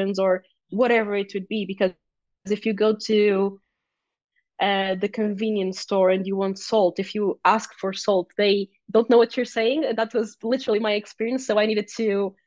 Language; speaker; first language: English; non-native, fluent; Portuguese